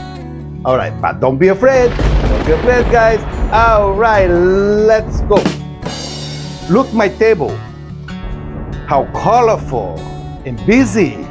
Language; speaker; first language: English; non-native, fluent; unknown